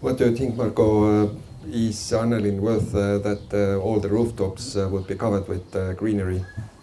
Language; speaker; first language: English; non-native, fluent; Estonian